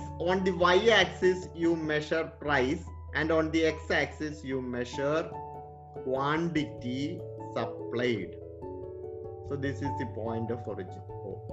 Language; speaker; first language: English; non-native, local second language; Malayalam